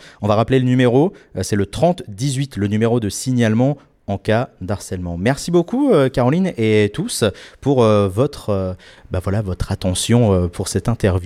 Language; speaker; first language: French; native; French